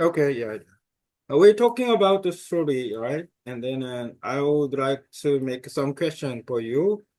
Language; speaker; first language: English; non-native, learner; Korean